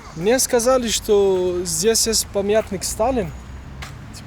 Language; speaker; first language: Russian; non-native, learner; French